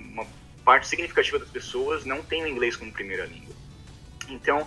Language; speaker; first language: Portuguese; native; Portuguese